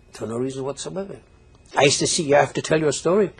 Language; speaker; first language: English; non-native, fluent; Polish